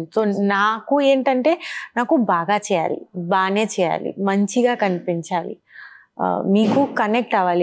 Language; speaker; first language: Telugu; non-native, learner; Bangla